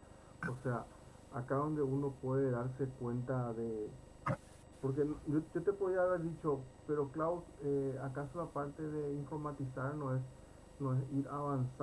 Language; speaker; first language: Spanish; native; Spanish